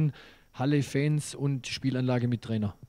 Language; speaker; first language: German; native; German